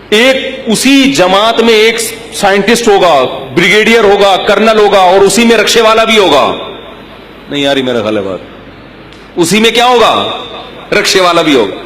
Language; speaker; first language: Urdu; native; Urdu